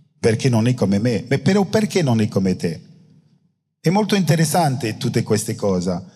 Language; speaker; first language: Italian; non-native, fluent; French